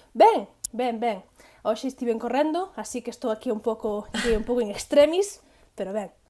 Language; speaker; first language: Galician; native; Galician